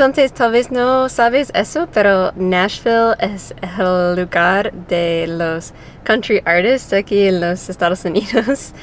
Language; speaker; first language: Spanish; non-native, fluent; English